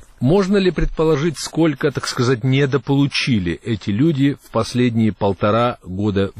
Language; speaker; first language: Russian; native; Russian